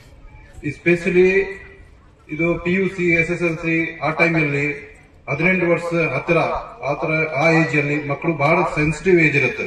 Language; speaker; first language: Kannada; non-native, fluent; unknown